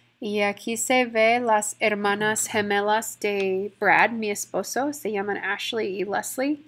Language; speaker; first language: Spanish; non-native, fluent; English